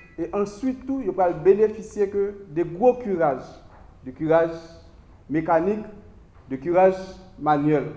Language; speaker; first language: Haitian Creole; native; Haitian Creole